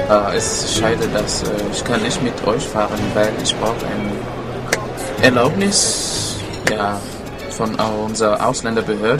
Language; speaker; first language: German; non-native, learner; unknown